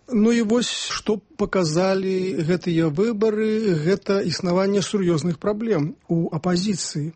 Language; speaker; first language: Belarusian; native; Belarusian